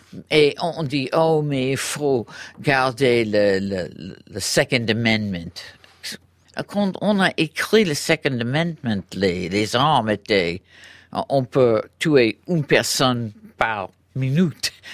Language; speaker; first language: French; non-native, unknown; English